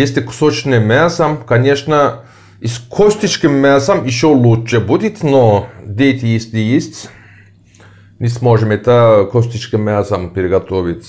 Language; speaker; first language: Russian; non-native, learner; Turkish